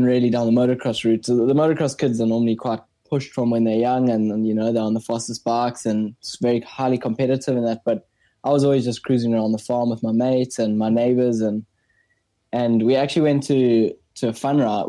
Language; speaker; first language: English; native; English